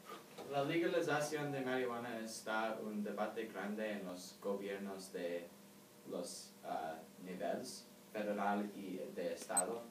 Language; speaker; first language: Spanish; non-native, learner; English